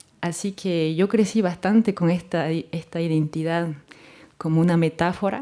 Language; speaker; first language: Spanish; native; Spanish